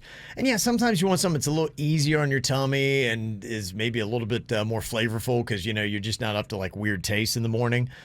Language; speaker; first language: English; native; English